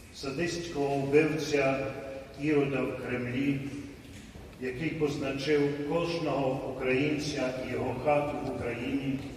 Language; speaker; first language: Ukrainian; early bilingual, heritage; Ukrainian